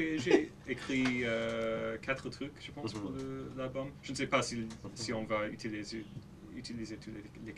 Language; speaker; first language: French; non-native, local second language; English